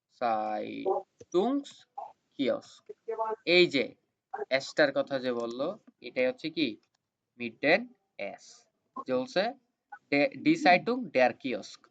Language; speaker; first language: Bangla; native; Bangla